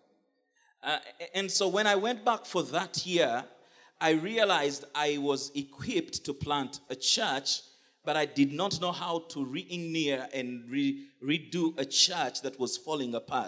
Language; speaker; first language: English; non-native, local second language; Ganda